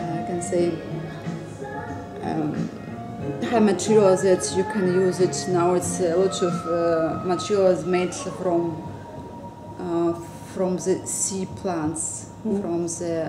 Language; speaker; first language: English; non-native, learner; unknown